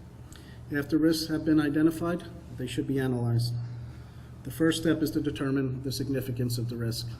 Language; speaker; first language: English; native; English